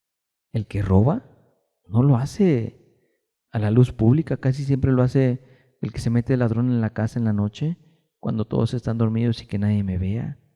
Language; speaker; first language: Spanish; native; Spanish